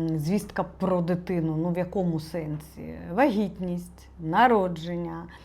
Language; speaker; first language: Ukrainian; non-native, local second language; Russian